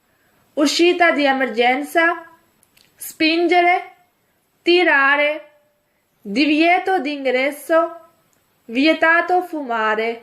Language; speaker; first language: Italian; non-native, fluent; Urdu